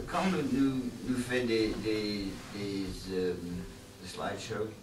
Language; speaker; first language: French; non-native, learner; English